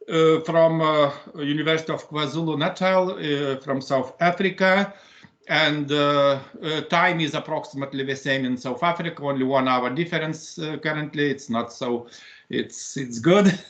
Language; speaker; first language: English; non-native, fluent; Lithuanian